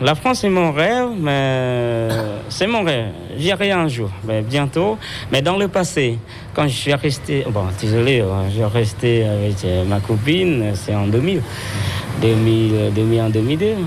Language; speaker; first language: French; non-native, local second language; Khmer